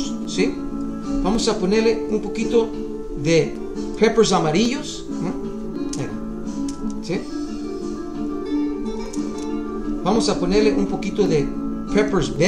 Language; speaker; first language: Spanish; early bilingual, other home language; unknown